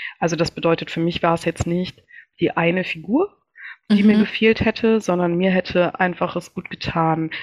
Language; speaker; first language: German; early bilingual, other home language; Kinyarwanda